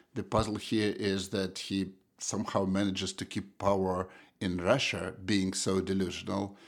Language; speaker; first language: English; non-native, fluent; Russian